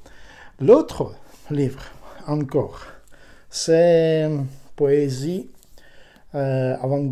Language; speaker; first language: French; non-native, learner; Ukrainian